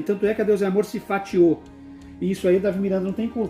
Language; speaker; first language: Portuguese; native; Portuguese